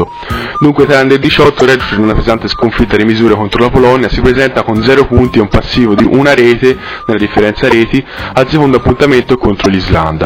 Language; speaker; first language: Italian; native; Italian